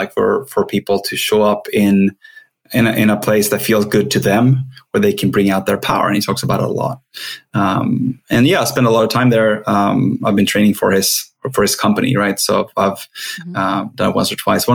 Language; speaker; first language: English; non-native, fluent; Swedish